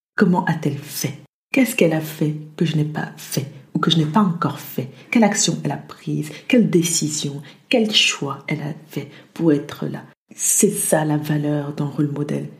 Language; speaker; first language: French; early bilingual, other home language; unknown